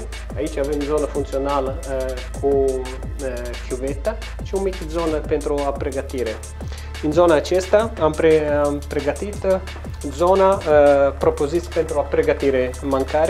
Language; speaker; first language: Romanian; non-native, local second language; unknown